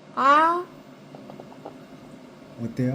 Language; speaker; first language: Korean; native; Korean